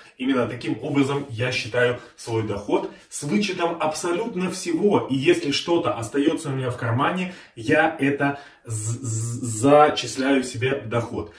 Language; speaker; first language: Russian; native; Russian